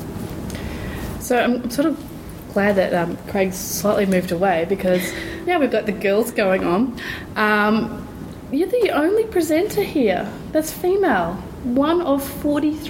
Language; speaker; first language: English; native; English